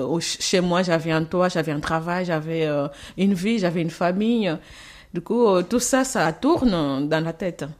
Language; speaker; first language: French; non-native, fluent; Portuguese